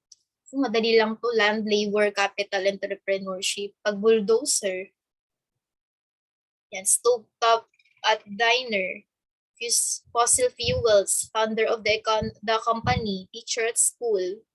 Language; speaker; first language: Filipino; native; Filipino